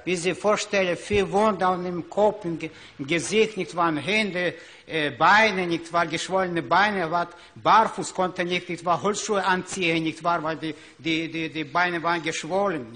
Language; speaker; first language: German; non-native, learner; Ukrainian